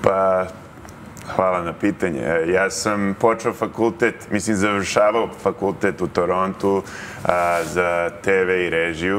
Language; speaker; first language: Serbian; early bilingual, heritage; Serbian